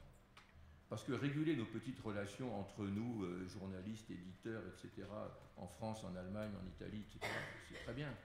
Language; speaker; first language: French; native; French